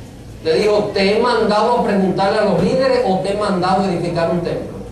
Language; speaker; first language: Spanish; native; Spanish